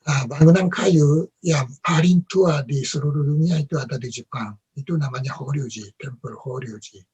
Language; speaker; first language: Indonesian; non-native, learner; Japanese